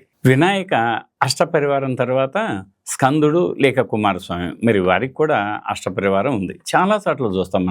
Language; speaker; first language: Telugu; native; Telugu